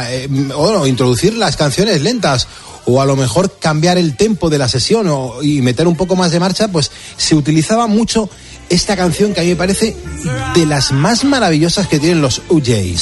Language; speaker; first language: Spanish; native; Spanish